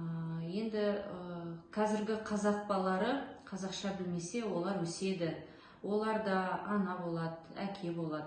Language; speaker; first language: Kazakh; non-native, local second language; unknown